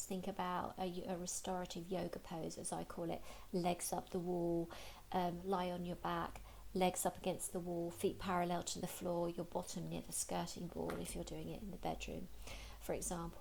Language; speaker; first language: English; native; English